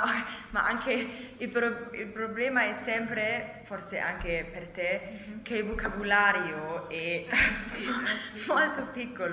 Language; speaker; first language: Italian; non-native, learner; German